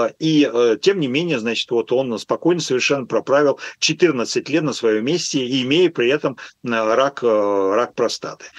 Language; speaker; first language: Russian; native; Russian